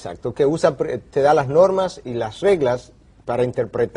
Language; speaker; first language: Spanish; native; Spanish